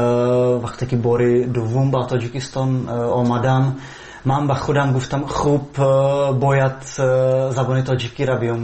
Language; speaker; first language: Persian; non-native, fluent; Czech